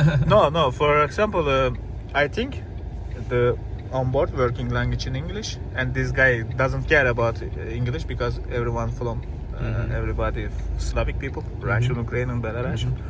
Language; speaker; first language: English; non-native, learner; Turkish